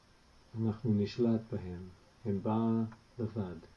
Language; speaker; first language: Hebrew; non-native, fluent; English